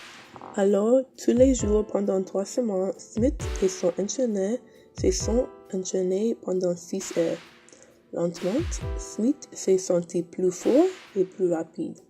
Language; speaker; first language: French; non-native, learner; English